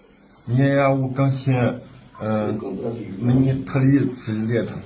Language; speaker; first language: Russian; non-native, learner; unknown